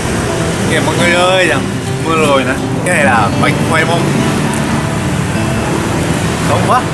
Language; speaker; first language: Vietnamese; non-native, learner; Japanese